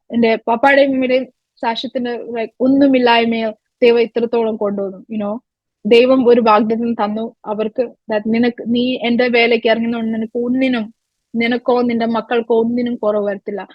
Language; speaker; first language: Malayalam; early bilingual, other home language; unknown